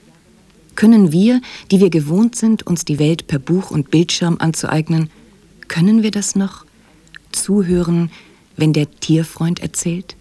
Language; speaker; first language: German; native; German